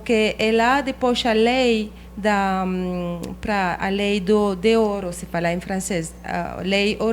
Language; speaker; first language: Portuguese; non-native, learner; French